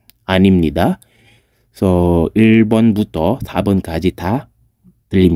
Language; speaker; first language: Korean; non-native, fluent; Filipino